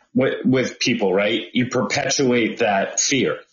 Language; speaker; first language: English; native; English